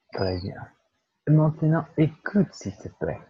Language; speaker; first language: French; non-native, learner; Portuguese